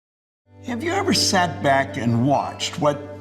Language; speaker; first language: English; native; English